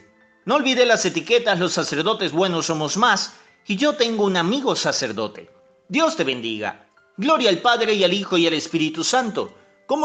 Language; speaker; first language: Spanish; native; Spanish